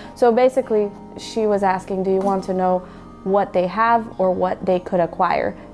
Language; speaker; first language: English; non-native, fluent; Portuguese